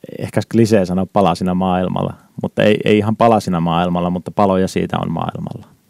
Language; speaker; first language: Finnish; native; Finnish